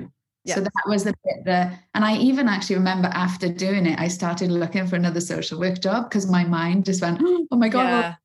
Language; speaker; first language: English; native; English